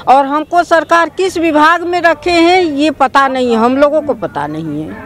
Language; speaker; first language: Hindi; native; Hindi